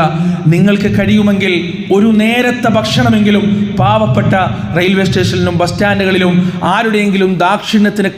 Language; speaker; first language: Malayalam; native; Malayalam